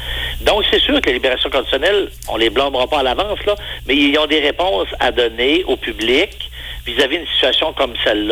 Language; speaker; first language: French; native; French